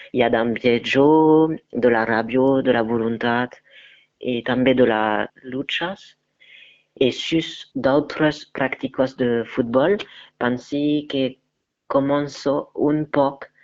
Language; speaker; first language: Catalan; non-native, learner; French